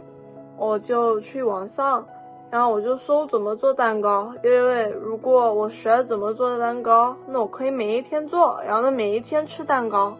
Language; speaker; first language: Chinese; early bilingual, heritage; Chinese